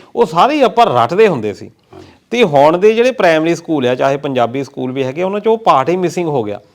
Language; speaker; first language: Punjabi; native; Punjabi